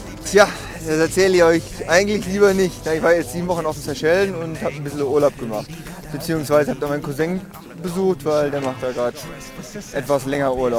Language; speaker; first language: German; native; German